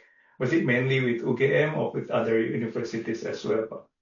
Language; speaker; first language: English; non-native, fluent; Indonesian